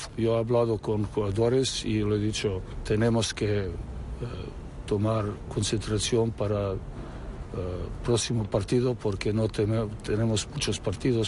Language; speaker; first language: Spanish; non-native, learner; Serbian